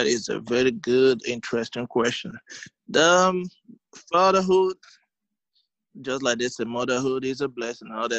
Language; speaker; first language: English; non-native, local second language; Igbo